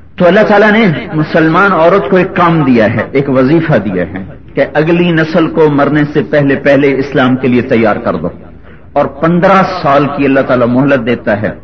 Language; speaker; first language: Urdu; native; Urdu